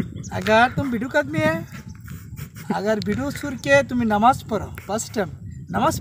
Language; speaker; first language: Hindi; non-native, learner; Bangla